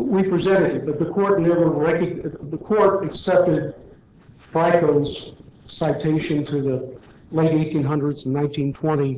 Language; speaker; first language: English; native; English